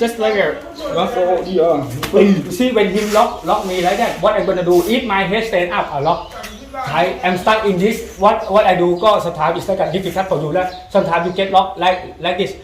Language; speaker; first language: English; non-native, learner; Thai